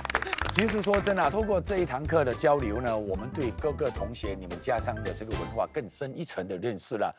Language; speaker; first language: Chinese; native; Chinese